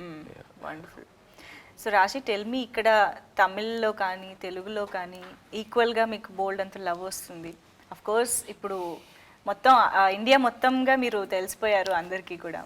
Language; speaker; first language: Telugu; native; Telugu